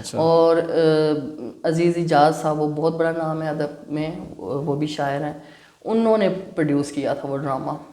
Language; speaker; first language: Urdu; non-native, local second language; Punjabi